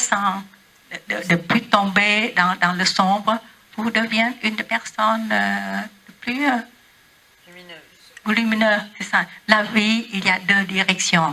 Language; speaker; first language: French; non-native, learner; Vietnamese